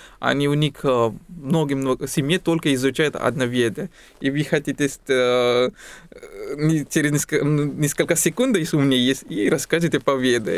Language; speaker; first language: Russian; non-native, fluent; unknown